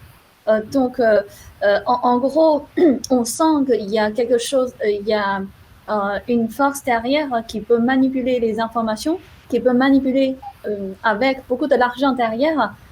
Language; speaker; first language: French; non-native, fluent; Chinese